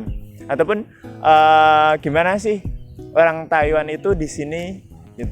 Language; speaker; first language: Indonesian; native; Indonesian